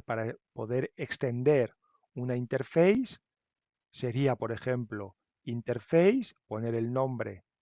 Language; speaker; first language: Spanish; native; Spanish